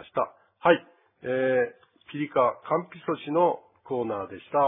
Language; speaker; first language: Japanese; native; Japanese